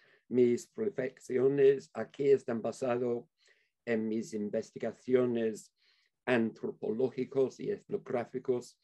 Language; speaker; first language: Spanish; non-native, fluent; English